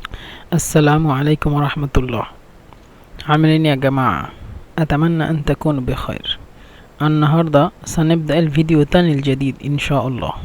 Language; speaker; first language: Arabic; non-native, fluent; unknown